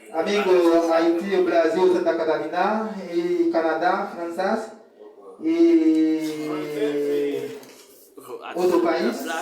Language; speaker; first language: Portuguese; non-native, learner; Haitian Creole